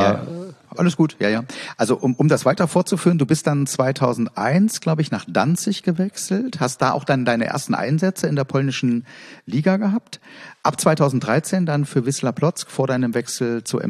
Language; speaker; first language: German; native; German